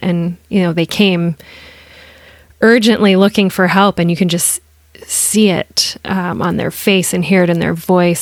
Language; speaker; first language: English; native; English